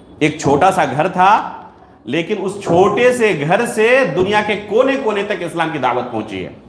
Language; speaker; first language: Urdu; native; Urdu